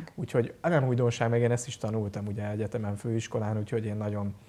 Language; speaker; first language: Hungarian; native; Hungarian